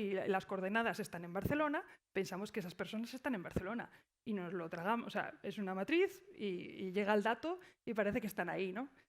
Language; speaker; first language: Spanish; native; Spanish